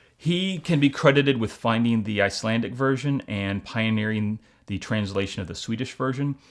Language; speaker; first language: English; native; English